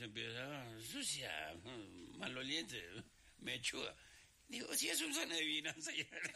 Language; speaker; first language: Spanish; native; Spanish